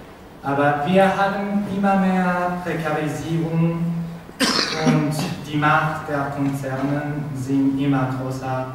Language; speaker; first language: German; non-native, learner; Spanish